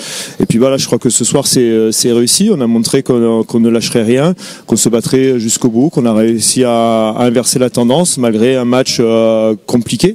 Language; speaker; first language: French; native; French